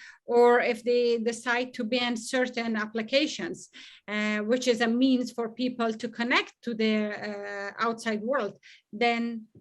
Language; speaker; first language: English; non-native, fluent; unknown